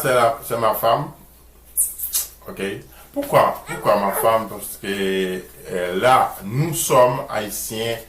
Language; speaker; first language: French; non-native, local second language; Haitian Creole